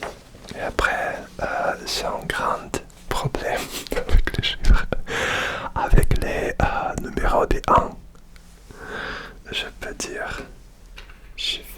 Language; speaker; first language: French; non-native, learner; Russian